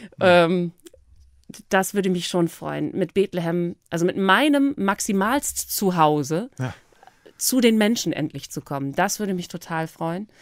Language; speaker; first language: German; native; German